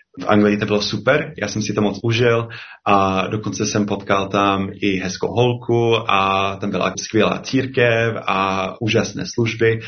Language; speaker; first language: Czech; non-native, fluent; English